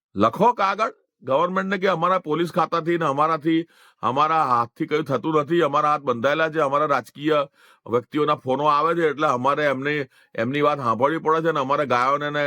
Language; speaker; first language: Gujarati; non-native, local second language; Hindi